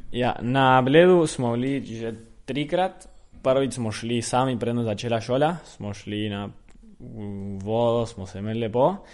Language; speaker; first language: Slovenian; early bilingual, heritage; Slovenian